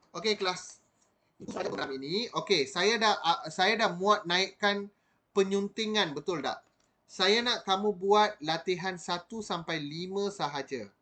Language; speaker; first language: Malay; non-native, local second language; Tamil